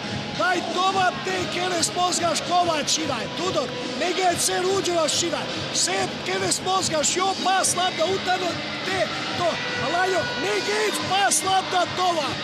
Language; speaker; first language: Hungarian; non-native, learner; Russian